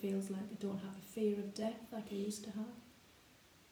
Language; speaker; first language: English; native; English